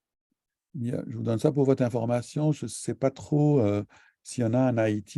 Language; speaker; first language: French; native; French